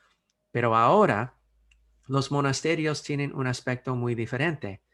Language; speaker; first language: Spanish; non-native, fluent; English